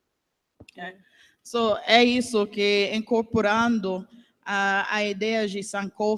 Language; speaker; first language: Portuguese; non-native, learner; English